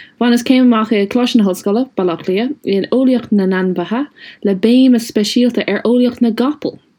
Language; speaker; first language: Irish; non-native, local second language; English